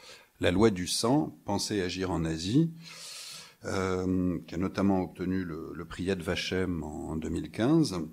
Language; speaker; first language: French; native; French